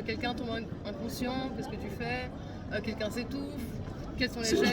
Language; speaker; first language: French; native; French